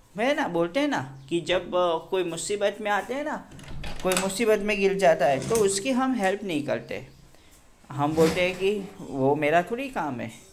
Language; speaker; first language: Hindi; non-native, local second language; Gujarati